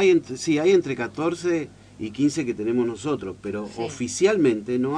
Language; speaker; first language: Spanish; native; Spanish